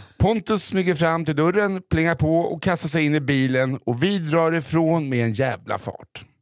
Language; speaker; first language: Swedish; native; Swedish